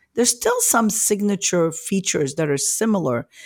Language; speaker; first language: English; early bilingual, other home language; French